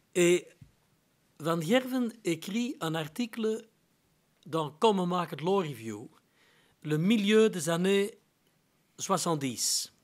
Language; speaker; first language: French; non-native, local second language; Dutch